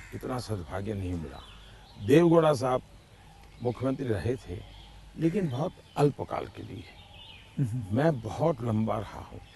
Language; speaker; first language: Hindi; non-native, local second language; Gujarati